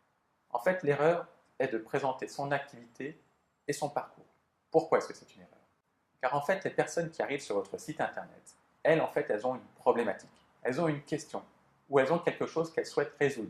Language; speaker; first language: French; native; French